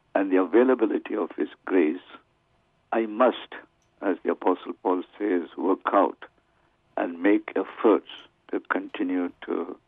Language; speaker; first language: English; non-native, local second language; Tamil